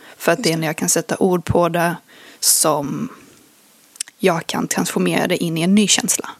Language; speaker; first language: Swedish; early bilingual, other home language; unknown